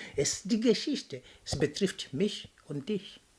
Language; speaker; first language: German; non-native, fluent; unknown